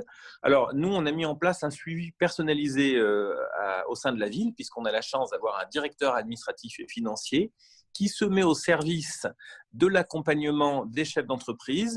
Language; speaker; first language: French; native; French